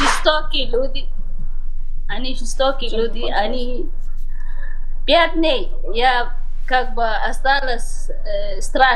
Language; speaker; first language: Russian; non-native, learner; Somali